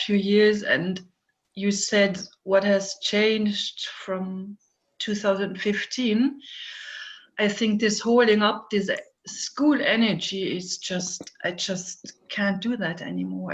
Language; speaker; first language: English; non-native, fluent; German